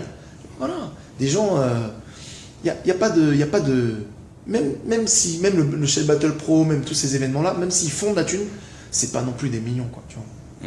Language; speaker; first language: French; native; French